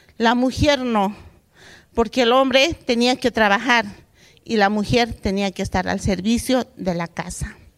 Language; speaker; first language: Spanish; non-native, local second language; Aymara